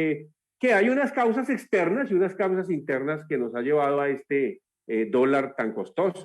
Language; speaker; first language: Spanish; native; Spanish